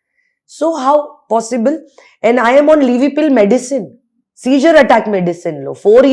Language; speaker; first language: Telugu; non-native, learner; Hindi